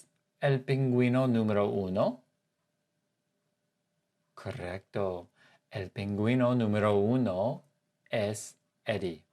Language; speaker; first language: Spanish; non-native, fluent; English